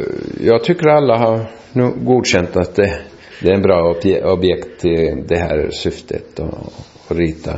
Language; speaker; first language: Swedish; non-native, local second language; Finnish